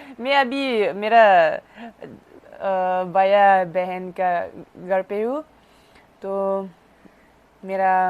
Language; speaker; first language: Hindi; non-native, local second language; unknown